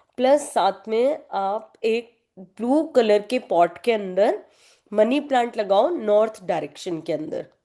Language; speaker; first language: Hindi; native; Hindi